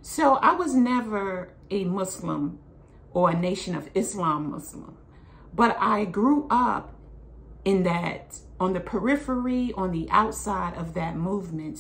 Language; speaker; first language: English; native; English